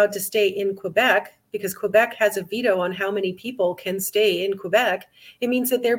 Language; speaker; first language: English; native; English